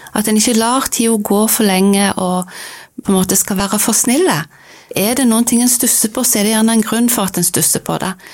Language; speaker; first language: Norwegian; native; Norwegian